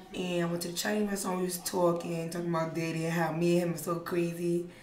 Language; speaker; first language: English; native; English